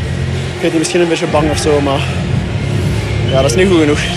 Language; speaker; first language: Dutch; non-native, local second language; French